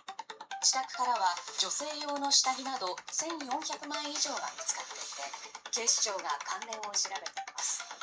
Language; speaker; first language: Japanese; native; Japanese